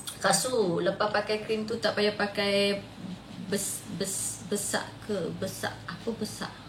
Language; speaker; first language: Malay; native; Malay